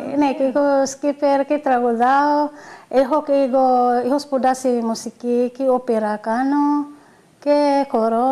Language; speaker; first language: Greek; early bilingual, other home language; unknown